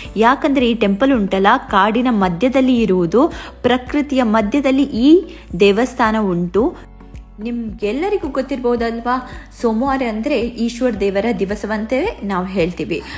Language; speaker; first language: Kannada; non-native, local second language; Tulu